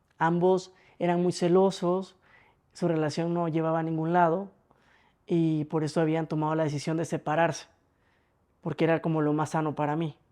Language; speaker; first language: Spanish; native; Spanish